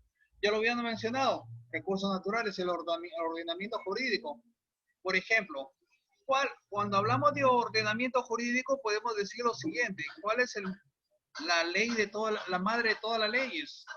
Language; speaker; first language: Spanish; native; Spanish